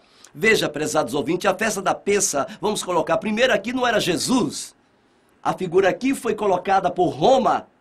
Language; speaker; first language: Portuguese; native; Portuguese